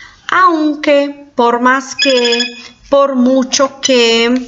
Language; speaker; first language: Spanish; non-native, fluent; Portuguese